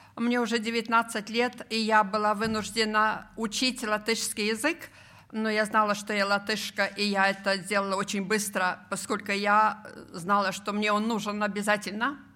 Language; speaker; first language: Russian; non-native, local second language; Latvian